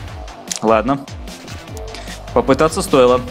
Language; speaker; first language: Russian; native; Russian